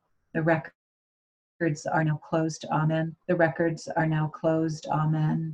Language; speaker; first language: English; native; English